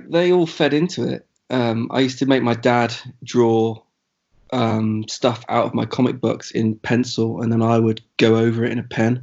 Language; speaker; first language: English; native; English